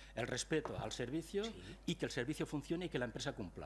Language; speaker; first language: Spanish; non-native, local second language; Catalan